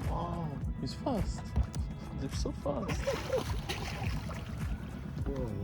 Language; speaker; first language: English; non-native, fluent; Portuguese